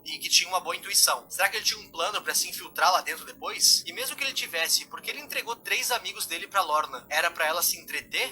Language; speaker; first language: Portuguese; native; Portuguese